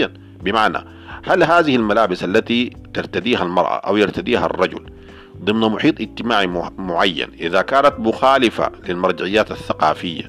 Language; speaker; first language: Arabic; native; Arabic